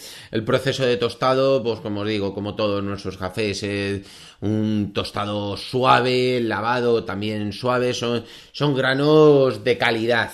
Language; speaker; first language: Spanish; native; Spanish